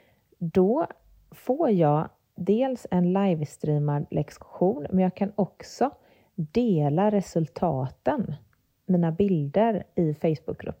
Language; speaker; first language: Swedish; native; Swedish